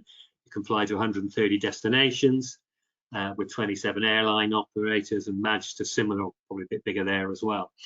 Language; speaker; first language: English; native; English